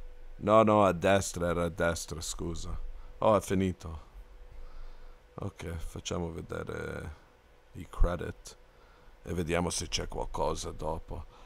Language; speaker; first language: Italian; non-native, learner; English